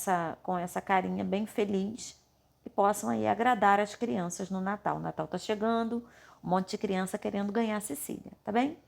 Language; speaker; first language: Portuguese; native; Portuguese